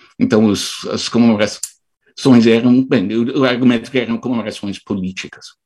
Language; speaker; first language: Portuguese; non-native, fluent; English